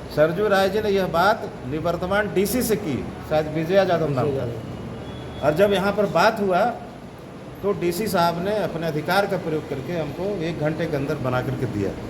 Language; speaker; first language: Hindi; native; Hindi